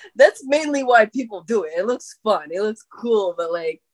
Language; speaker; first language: English; non-native, fluent; French